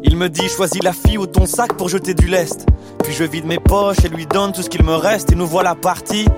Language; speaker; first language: French; native; French